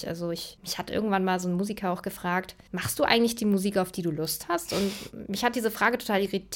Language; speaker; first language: German; native; German